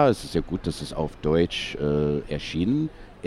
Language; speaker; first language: German; non-native, fluent; English